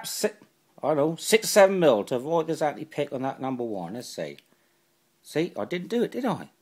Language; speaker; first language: English; native; English